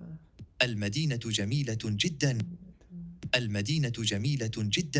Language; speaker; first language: Arabic; non-native, learner; English